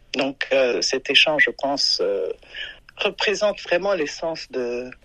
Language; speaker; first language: French; non-native, local second language; Rundi